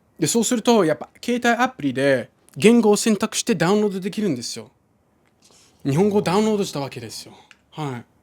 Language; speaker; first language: Japanese; non-native, fluent; English